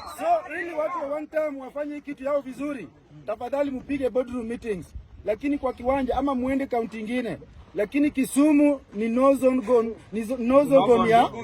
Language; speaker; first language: Swahili; non-native, local second language; Luo (Kenya and Tanzania)